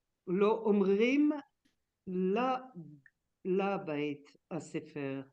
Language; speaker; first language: Hebrew; non-native, learner; French